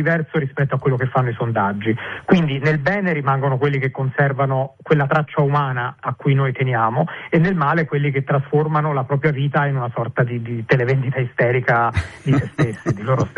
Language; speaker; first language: Italian; native; Italian